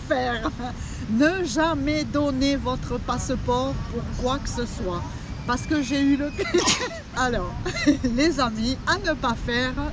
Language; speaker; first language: French; native; French